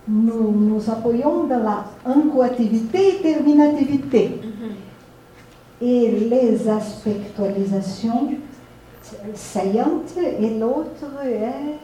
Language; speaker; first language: French; non-native, learner; Portuguese